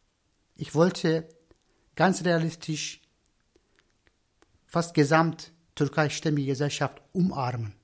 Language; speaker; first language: German; non-native, learner; Turkish